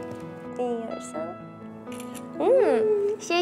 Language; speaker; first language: Chinese; non-native, learner; Korean